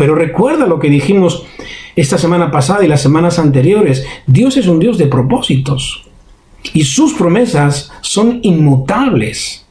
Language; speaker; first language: Spanish; native; Spanish